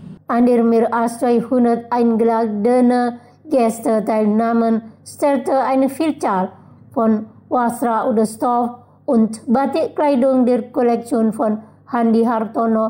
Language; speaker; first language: German; non-native, fluent; Indonesian